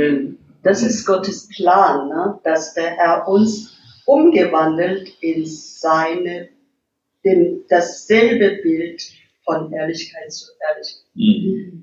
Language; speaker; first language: German; non-native, learner; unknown